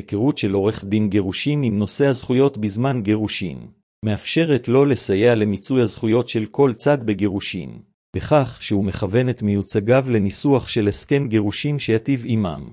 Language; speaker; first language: Hebrew; native; Hebrew